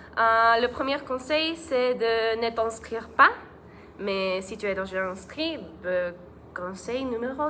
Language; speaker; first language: French; non-native, learner; Spanish